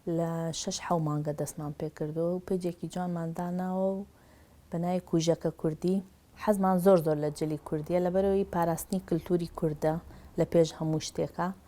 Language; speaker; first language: Central Kurdish; non-native, local second language; Gurani